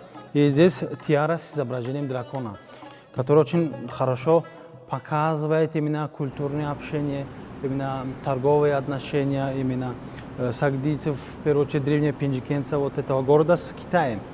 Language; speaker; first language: Russian; non-native, local second language; Tajik